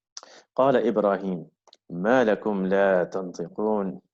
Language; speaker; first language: Arabic; non-native, fluent; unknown